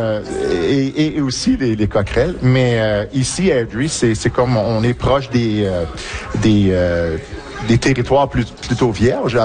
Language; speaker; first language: French; native; French